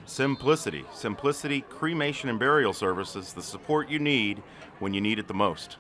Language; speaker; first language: English; native; English